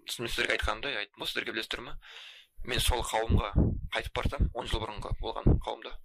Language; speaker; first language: Kazakh; non-native, local second language; Russian